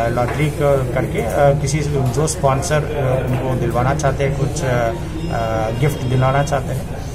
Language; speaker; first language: Hindi; native; Hindi